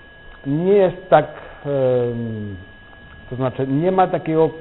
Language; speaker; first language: Polish; non-native, fluent; Catalan